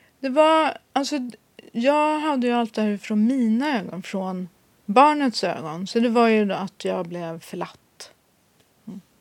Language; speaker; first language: Swedish; native; Swedish